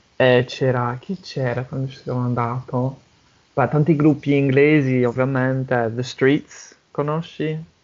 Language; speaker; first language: Italian; non-native, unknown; English